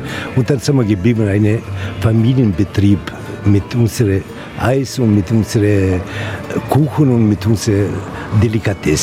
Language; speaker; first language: German; non-native, learner; Italian